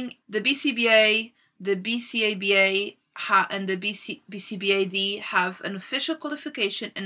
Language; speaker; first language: English; non-native, fluent; Portuguese